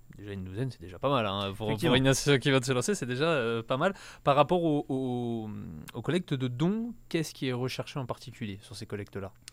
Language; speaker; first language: French; native; French